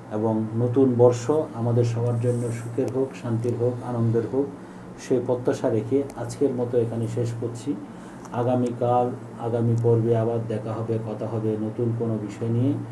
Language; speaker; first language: Bangla; native; Bangla